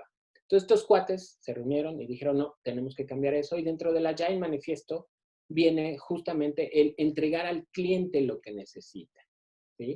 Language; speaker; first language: Spanish; native; Spanish